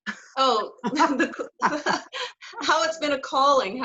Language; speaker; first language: English; native; English